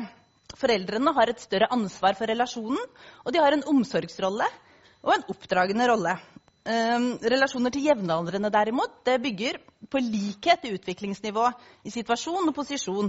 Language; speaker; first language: Norwegian; native; Norwegian